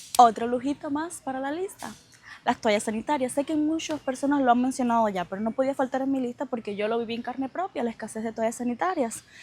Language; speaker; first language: Spanish; native; Spanish